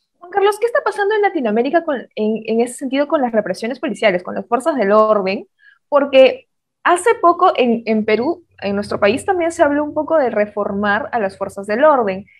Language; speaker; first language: Spanish; native; Spanish